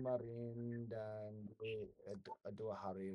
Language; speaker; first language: Indonesian; non-native, learner; English